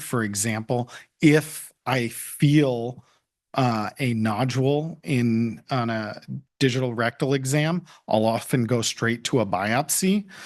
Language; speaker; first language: English; native; English